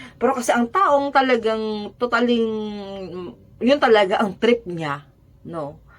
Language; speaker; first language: Filipino; native; Filipino